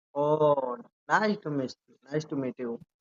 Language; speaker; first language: English; non-native, learner; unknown